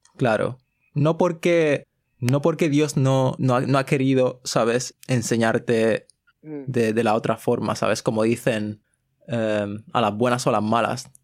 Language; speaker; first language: Spanish; early bilingual, other home language; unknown